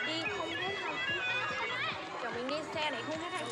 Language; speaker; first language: Vietnamese; non-native, local second language; Hmong